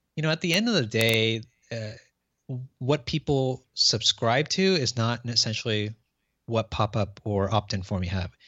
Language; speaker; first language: English; native; English